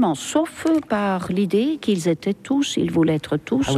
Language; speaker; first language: French; non-native, fluent; Estonian